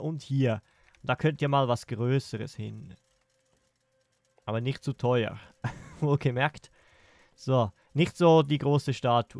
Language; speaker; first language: German; native; German